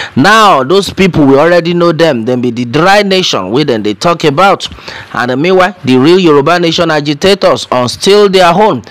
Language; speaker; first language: Nigerian Pidgin; non-native, local second language; Yoruba